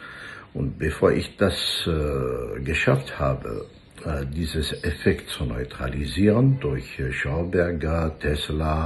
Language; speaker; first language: German; non-native, fluent; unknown